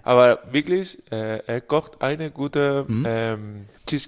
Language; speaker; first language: German; non-native, learner; Spanish